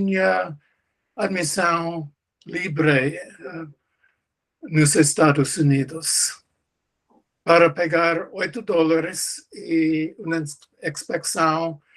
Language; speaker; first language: Portuguese; non-native, learner; English